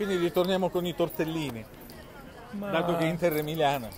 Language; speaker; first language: Italian; native; Italian